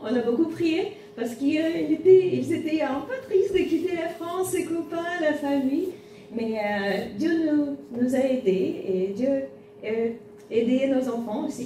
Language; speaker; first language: French; non-native, fluent; Spanish